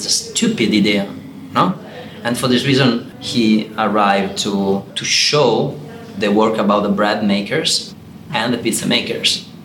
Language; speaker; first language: English; non-native, learner; Italian